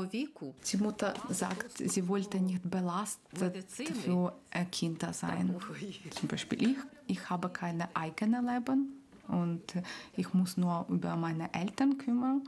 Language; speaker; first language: German; non-native, learner; Ukrainian